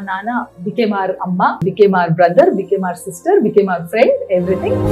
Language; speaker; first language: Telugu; non-native, local second language; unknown